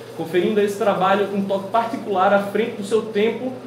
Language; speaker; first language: Portuguese; native; Portuguese